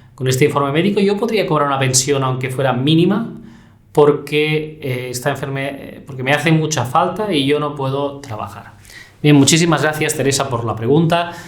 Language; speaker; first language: Spanish; native; Spanish